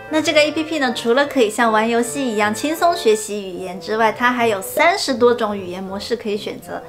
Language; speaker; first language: Chinese; native; Chinese